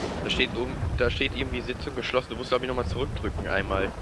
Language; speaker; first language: German; native; German